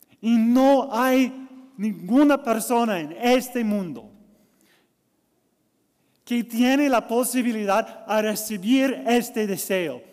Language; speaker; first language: Spanish; non-native, learner; English